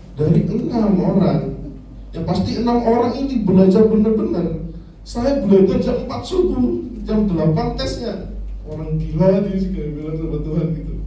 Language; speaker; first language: Indonesian; native; Indonesian